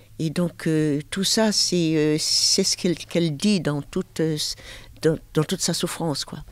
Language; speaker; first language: French; native; French